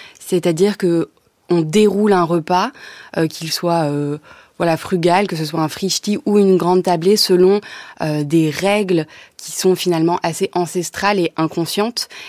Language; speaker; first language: French; native; French